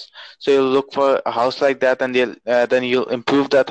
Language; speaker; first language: English; non-native, local second language; Urdu